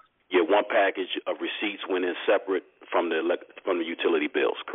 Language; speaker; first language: English; native; English